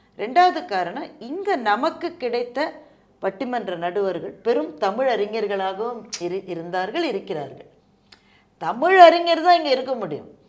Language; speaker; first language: Tamil; native; Tamil